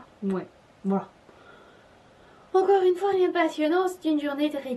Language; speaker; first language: French; native; French